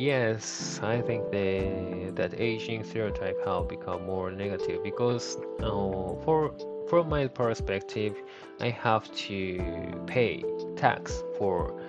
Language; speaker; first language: English; non-native, learner; Japanese